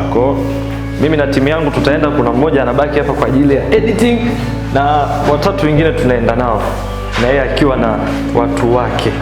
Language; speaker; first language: Swahili; native; Swahili